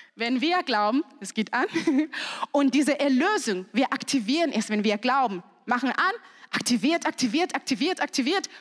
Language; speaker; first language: German; non-native, fluent; Shona